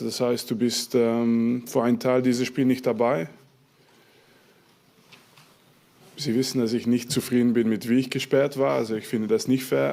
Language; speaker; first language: German; non-native, fluent; French